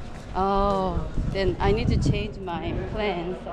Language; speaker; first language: English; non-native, learner; Korean